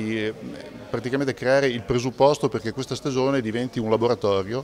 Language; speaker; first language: Italian; native; Italian